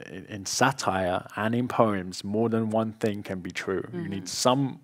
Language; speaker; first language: English; native; English